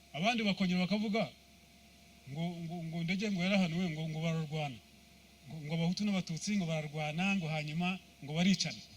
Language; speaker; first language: Kinyarwanda; early bilingual, heritage; Kinyarwanda